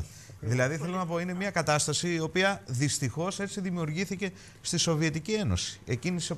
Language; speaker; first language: Greek; native; Greek